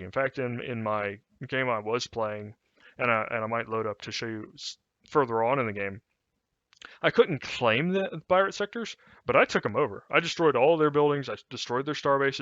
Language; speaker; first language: English; native; English